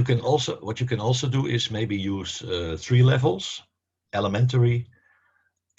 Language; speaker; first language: English; non-native, fluent; Dutch